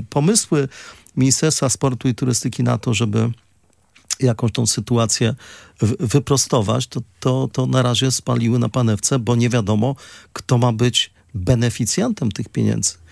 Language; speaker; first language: Polish; native; Polish